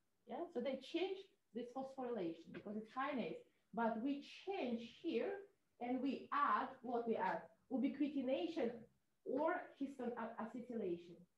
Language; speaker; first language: English; non-native, fluent; Russian